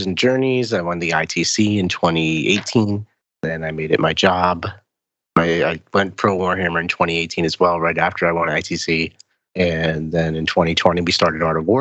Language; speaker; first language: English; native; English